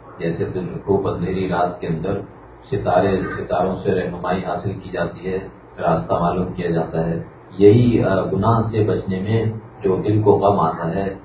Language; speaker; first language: Urdu; native; Urdu